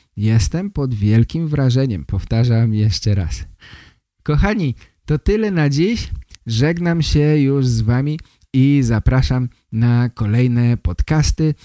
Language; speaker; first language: Polish; native; Polish